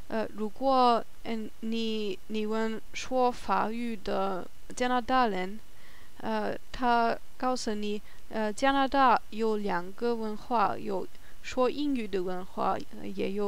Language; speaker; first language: Chinese; non-native, learner; German